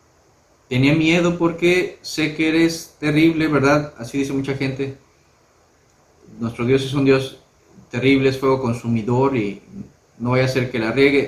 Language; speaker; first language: Spanish; native; Spanish